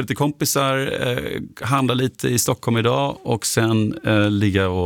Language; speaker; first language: Swedish; non-native, fluent; German